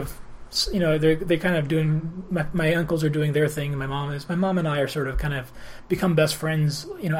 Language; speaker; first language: English; early bilingual, other home language; Greek